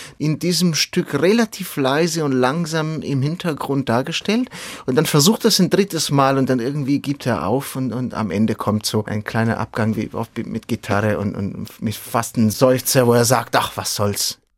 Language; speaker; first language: German; non-native, local second language; Italian